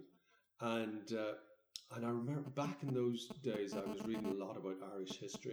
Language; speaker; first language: English; native; English